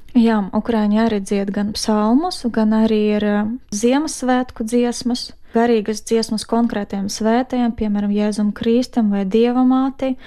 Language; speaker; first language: Latvian; non-native, fluent; Ukrainian